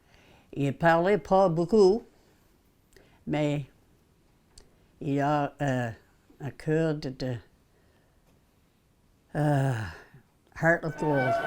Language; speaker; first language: French; non-native, local second language; English